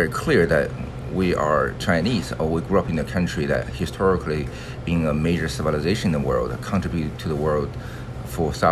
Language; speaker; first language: English; non-native, fluent; Chinese